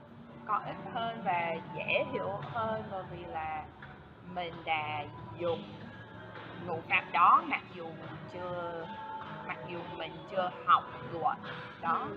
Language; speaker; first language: Vietnamese; non-native, fluent; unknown